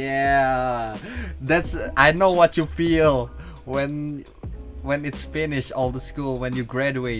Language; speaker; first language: English; non-native, learner; Indonesian